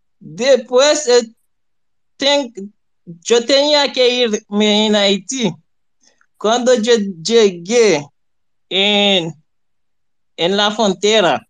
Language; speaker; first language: Portuguese; non-native, learner; Haitian Creole